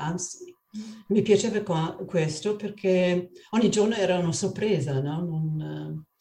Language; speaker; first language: Italian; non-native, fluent; English